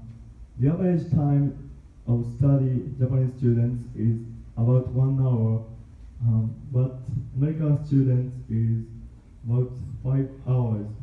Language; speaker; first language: English; non-native, learner; Japanese